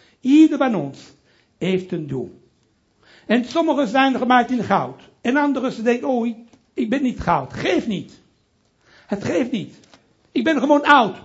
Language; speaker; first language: Dutch; non-native, local second language; French